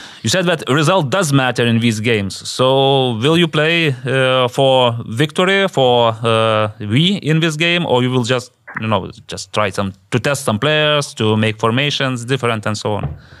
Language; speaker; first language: English; non-native, fluent; Lithuanian